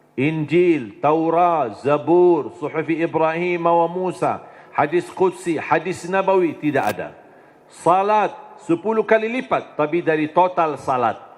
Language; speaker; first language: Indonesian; non-native, fluent; Arabic